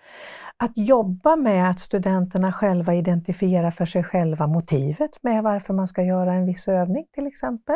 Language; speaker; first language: Swedish; native; Swedish